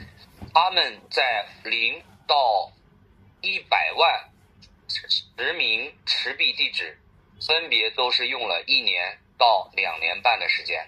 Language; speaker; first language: Chinese; native; Chinese